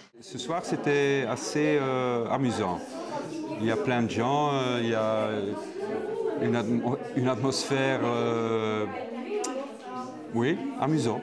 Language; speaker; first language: French; non-native, local second language; Dutch